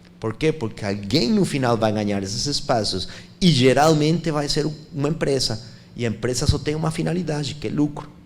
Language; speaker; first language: Portuguese; non-native, fluent; Spanish